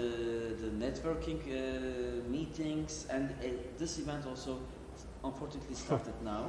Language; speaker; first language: English; non-native, learner; Turkish